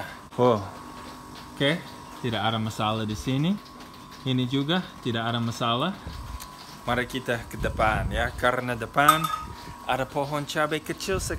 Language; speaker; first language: Indonesian; non-native, fluent; English